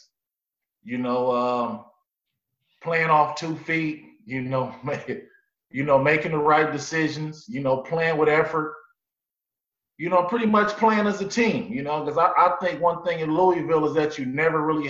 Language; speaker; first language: English; native; English